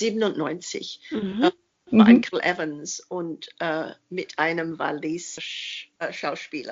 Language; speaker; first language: German; non-native, fluent; English